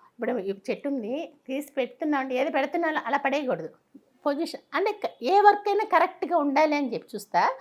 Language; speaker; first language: Telugu; native; Telugu